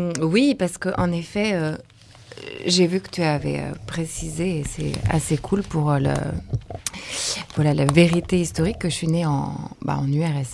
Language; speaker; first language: French; early bilingual, other home language; Lithuanian